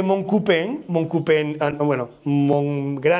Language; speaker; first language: French; non-native, learner; Spanish